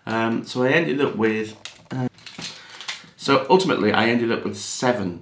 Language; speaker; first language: English; native; English